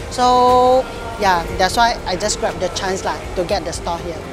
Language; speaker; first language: English; non-native, local second language; Min Nan Chinese